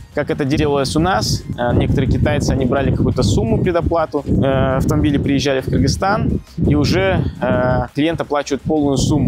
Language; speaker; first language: Russian; native; Russian